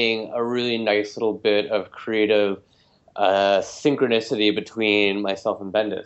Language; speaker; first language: English; native; English